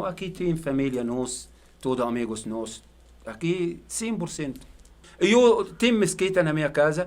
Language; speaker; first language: Portuguese; non-native, learner; Arabic